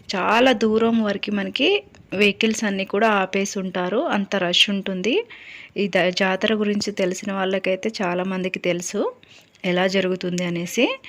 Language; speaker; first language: Telugu; native; Telugu